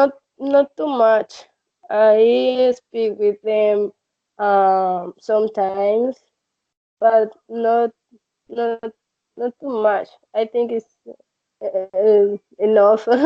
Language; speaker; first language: English; non-native, learner; Spanish